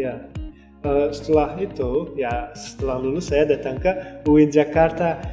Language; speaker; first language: Indonesian; non-native, fluent; Turkmen